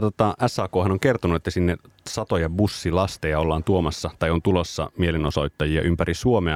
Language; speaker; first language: Finnish; native; Finnish